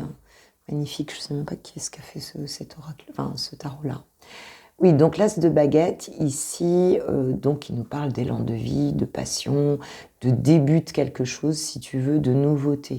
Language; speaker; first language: French; native; French